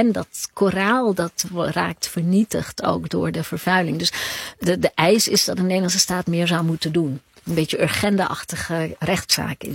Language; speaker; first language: Dutch; native; Dutch